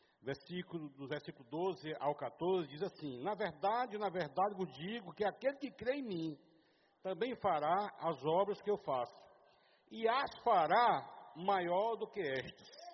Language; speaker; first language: Portuguese; native; Portuguese